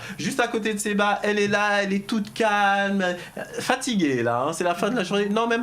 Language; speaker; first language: French; native; French